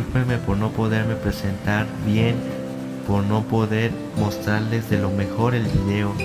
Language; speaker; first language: Spanish; native; Spanish